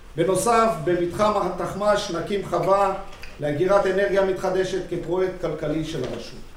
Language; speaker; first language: Hebrew; native; Hebrew